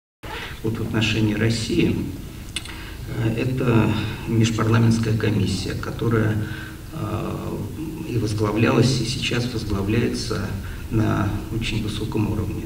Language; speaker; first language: Russian; native; Russian